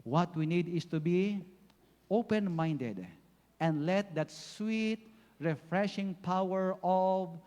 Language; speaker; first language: English; non-native, local second language; Filipino